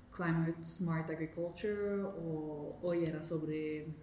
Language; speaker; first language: Spanish; non-native, fluent; English